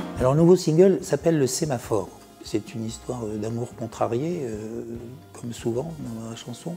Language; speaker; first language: French; native; French